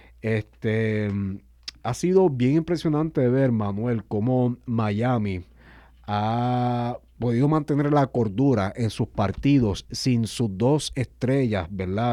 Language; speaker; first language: Spanish; native; Spanish